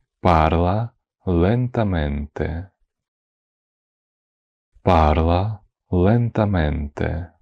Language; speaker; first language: Italian; non-native, fluent; Ukrainian